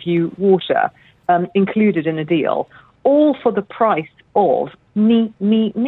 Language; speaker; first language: English; native; English